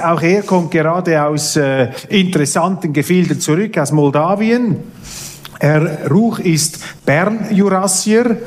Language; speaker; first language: German; native; German